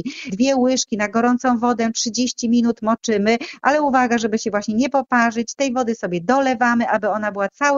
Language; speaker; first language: Polish; native; Polish